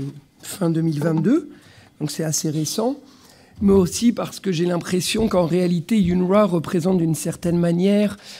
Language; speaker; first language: French; native; French